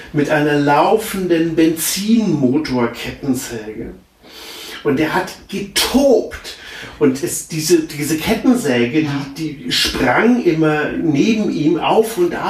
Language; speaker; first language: German; native; German